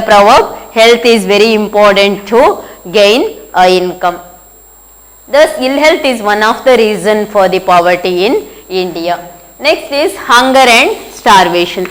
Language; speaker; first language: English; non-native, local second language; Kannada